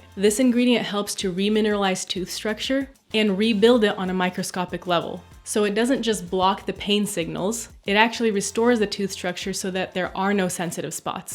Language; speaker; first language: English; native; English